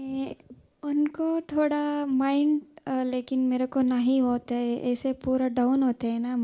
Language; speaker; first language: Hindi; non-native, local second language; Kannada